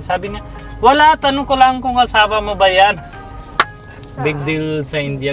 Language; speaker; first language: Filipino; non-native, learner; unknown